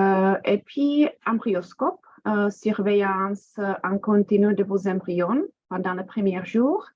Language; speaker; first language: French; non-native, fluent; Czech